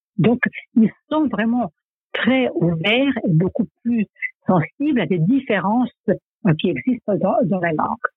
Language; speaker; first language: French; non-native, fluent; Serbian